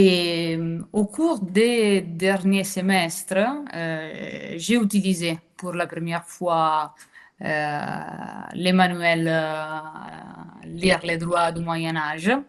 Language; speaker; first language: French; non-native, fluent; Italian